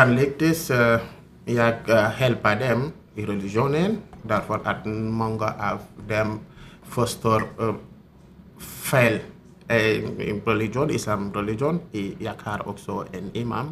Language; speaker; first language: Swedish; non-native, learner; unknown